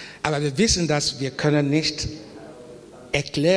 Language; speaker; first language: German; non-native, learner; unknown